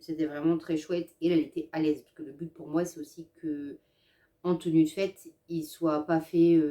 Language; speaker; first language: French; native; French